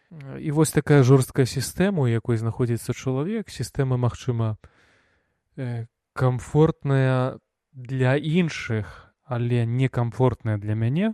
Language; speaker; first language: Belarusian; non-native, local second language; Russian